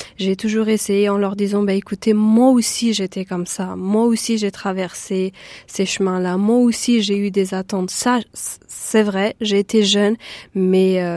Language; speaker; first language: French; early bilingual, other home language; Persian